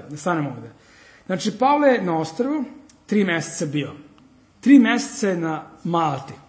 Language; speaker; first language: Serbian; early bilingual, heritage; Serbian